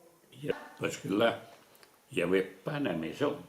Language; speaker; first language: French; non-native, fluent; Italian